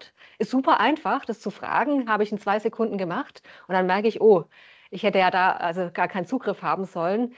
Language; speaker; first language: German; native; German